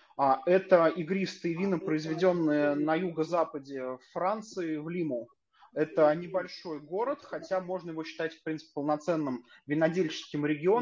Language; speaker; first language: Russian; native; Russian